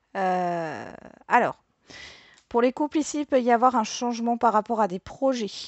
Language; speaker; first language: French; native; French